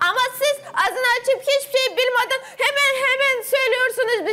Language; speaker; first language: Turkish; non-native, learner; Russian